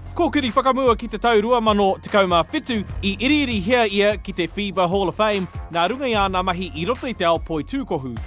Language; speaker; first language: Māori; non-native, local second language; English